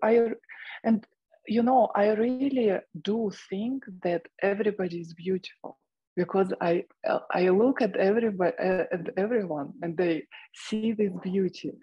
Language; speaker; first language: English; non-native, fluent; Russian